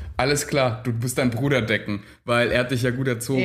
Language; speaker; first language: German; early bilingual, other home language; Turkish